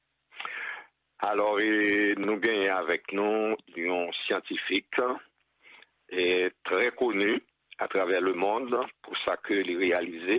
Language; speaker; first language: French; non-native, local second language; Haitian Creole